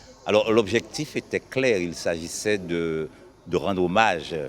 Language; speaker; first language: French; native; French